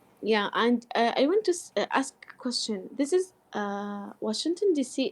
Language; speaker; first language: English; non-native, learner; Arabic